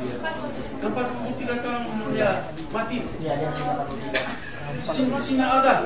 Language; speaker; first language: Indonesian; non-native, learner; Turkish